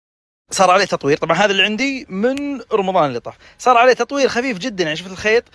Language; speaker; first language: Arabic; native; Arabic